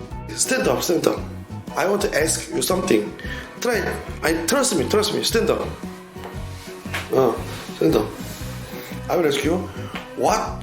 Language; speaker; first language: English; non-native, learner; Korean